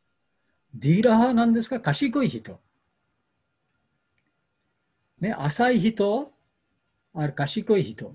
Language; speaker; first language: Japanese; non-native, learner; Bangla